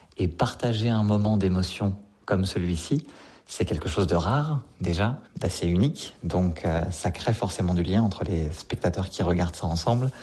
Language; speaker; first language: French; native; French